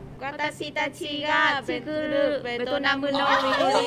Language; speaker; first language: Japanese; non-native, learner; Vietnamese